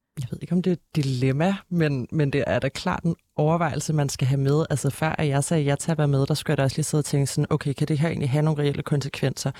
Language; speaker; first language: Danish; native; Danish